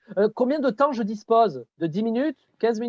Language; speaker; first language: French; native; French